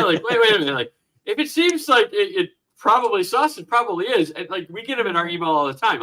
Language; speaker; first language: English; native; English